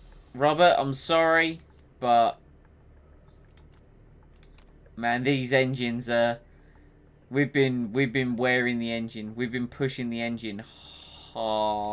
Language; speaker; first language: English; native; English